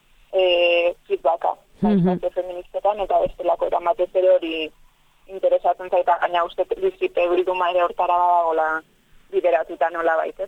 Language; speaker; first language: Basque; native; Basque